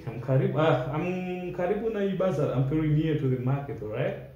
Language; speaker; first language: English; non-native, fluent; Lingala